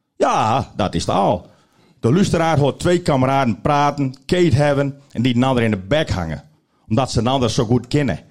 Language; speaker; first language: Dutch; non-native, local second language; Western Frisian